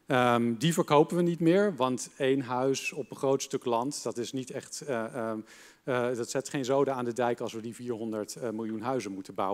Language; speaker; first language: Dutch; native; Dutch